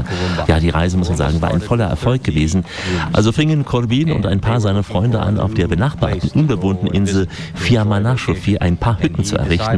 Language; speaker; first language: German; native; German